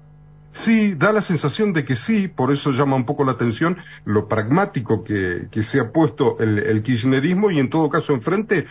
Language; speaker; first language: Spanish; native; Spanish